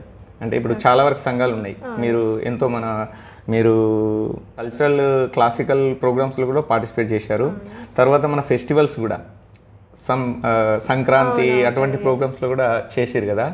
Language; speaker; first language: Telugu; native; Telugu